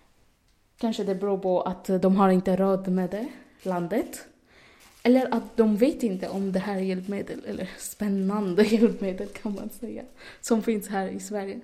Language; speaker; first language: Swedish; non-native, learner; Arabic